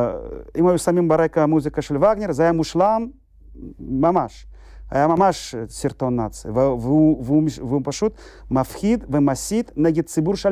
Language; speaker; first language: Hebrew; non-native, fluent; Russian